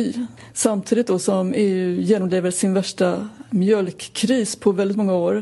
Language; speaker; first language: Swedish; native; Swedish